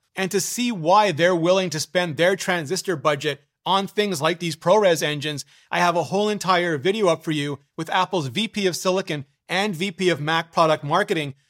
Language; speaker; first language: English; native; English